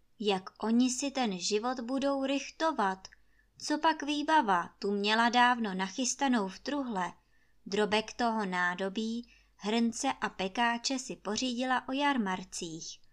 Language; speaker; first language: Czech; native; Czech